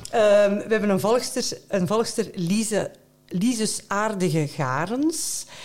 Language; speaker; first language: Dutch; native; Dutch